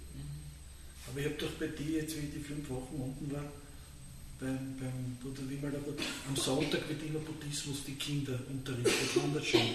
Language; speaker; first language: German; native; German